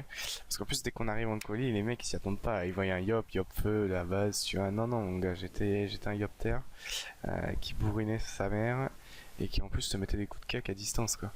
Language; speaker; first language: French; native; French